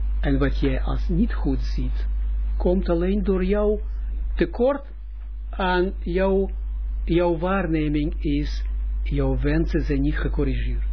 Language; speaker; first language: Dutch; non-native, fluent; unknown